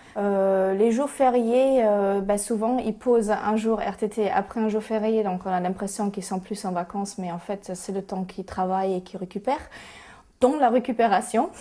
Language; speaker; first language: French; non-native, fluent; German